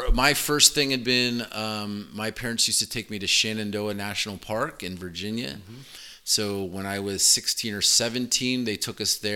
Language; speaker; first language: English; native; English